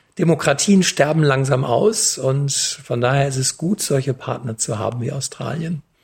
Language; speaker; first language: German; native; German